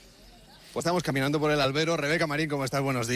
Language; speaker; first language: Spanish; native; Spanish